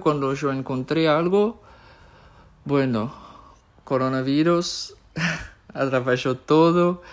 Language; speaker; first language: Spanish; non-native, fluent; Portuguese